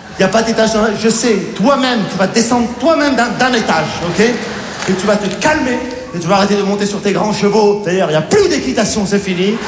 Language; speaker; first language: French; native; French